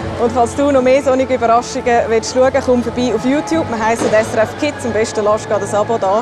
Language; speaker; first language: German; native; German